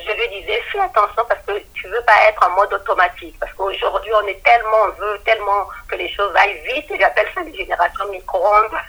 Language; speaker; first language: French; non-native, local second language; Lingala